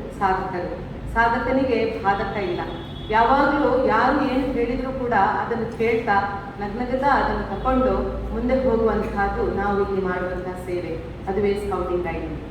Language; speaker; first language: Kannada; native; Kannada